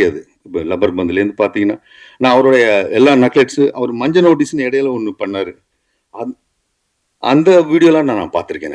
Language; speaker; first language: Tamil; native; Tamil